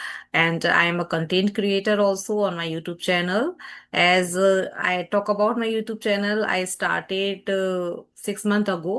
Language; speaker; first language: English; non-native, learner; Hindi